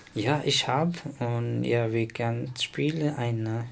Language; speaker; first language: German; non-native, learner; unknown